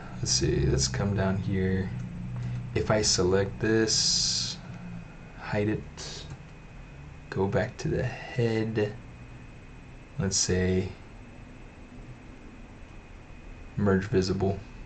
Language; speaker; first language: English; native; English